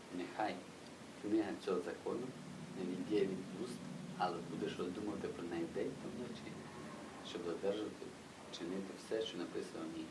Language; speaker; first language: Ukrainian; non-native, local second language; Russian